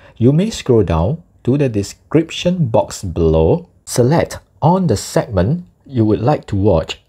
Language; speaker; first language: English; non-native, local second language; Chinese